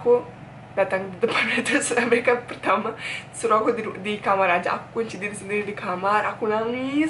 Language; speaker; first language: Indonesian; non-native, fluent; Bosnian